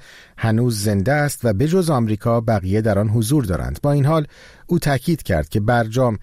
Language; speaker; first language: Persian; native; Persian